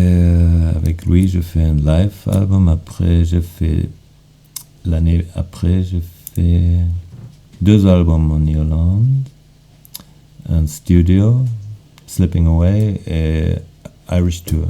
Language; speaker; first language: French; non-native, fluent; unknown